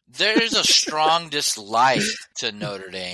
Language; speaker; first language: English; native; English